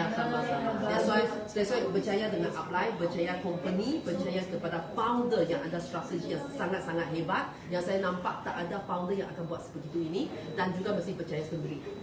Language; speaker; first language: Malay; non-native, local second language; Chinese